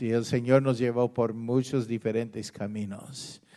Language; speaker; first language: Spanish; non-native, fluent; English